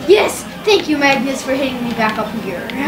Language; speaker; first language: English; native; English